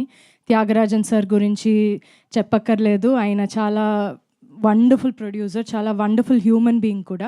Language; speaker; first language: Telugu; non-native, fluent; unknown